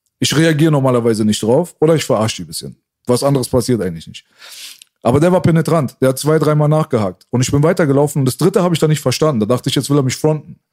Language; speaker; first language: German; native; German